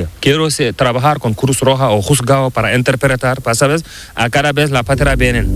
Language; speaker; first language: Spanish; non-native, learner; Fula